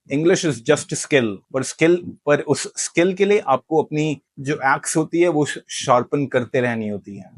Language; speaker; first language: Hindi; native; Hindi